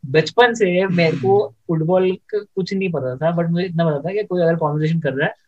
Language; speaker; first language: Hindi; native; Hindi